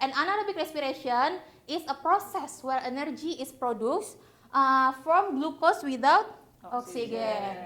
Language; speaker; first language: English; non-native, learner; Indonesian